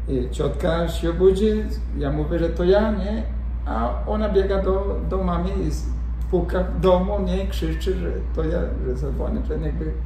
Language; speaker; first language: Polish; non-native, fluent; Spanish